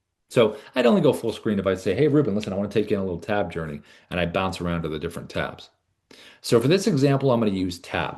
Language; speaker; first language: English; native; English